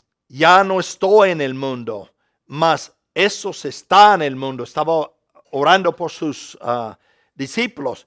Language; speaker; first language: Spanish; non-native, fluent; English